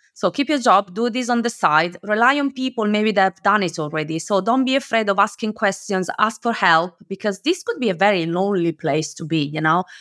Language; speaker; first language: English; non-native, fluent; Italian